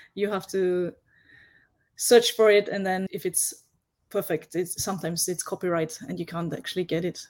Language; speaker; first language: English; non-native, fluent; German